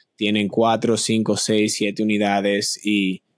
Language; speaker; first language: Spanish; native; Spanish